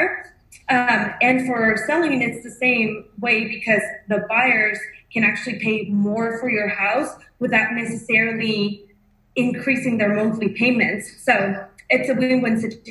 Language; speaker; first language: English; non-native, fluent; Spanish